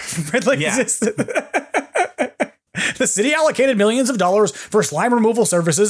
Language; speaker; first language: English; native; English